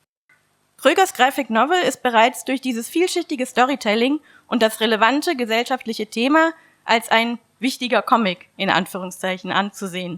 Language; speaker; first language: German; native; German